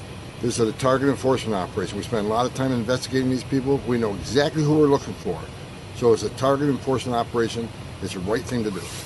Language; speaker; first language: English; native; English